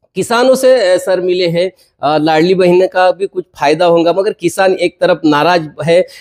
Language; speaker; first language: Hindi; non-native, local second language; Marathi